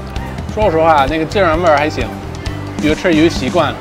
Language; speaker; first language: Chinese; non-native, fluent; English